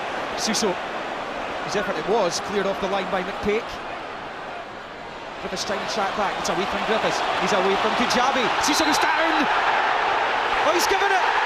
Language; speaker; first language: English; native; English